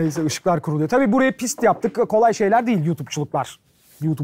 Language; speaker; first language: Turkish; native; Turkish